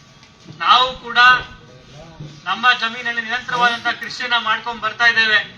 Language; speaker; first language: Kannada; native; Kannada